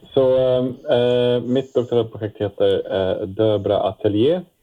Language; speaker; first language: Swedish; non-native, fluent; Dutch